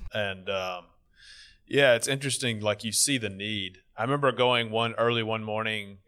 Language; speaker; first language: English; native; English